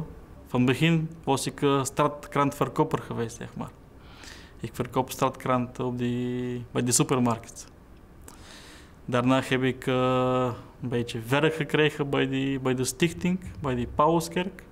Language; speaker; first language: Dutch; non-native, fluent; Bulgarian